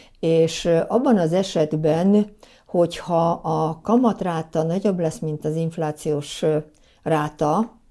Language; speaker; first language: Hungarian; native; Hungarian